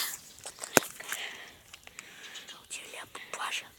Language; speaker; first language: Bulgarian; native; Bulgarian